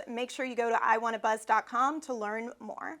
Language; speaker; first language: English; native; English